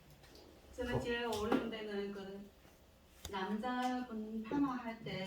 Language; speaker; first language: Korean; non-native, learner; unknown